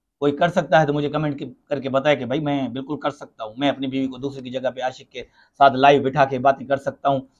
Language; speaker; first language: Urdu; non-native, local second language; Sindhi